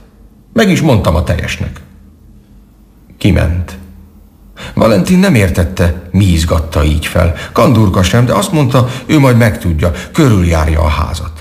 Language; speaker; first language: Hungarian; native; Hungarian